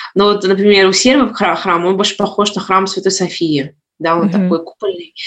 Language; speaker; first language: Russian; native; Russian